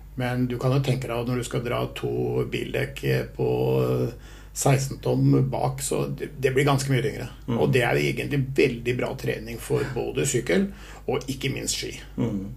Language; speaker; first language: Norwegian; native; Norwegian